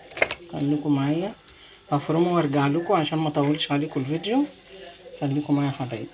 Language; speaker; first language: Arabic; native; Arabic